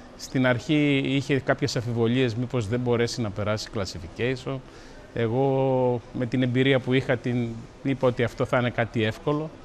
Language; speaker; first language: Greek; native; Greek